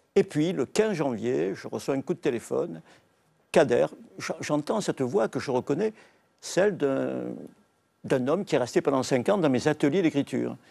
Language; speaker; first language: French; native; French